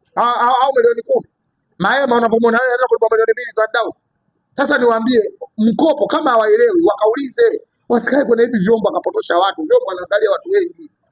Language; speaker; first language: Swahili; native; Swahili